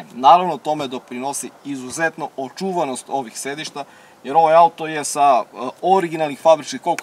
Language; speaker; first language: Serbian; native; Serbian